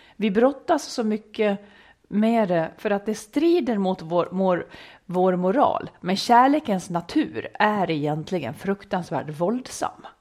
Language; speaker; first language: Swedish; native; Swedish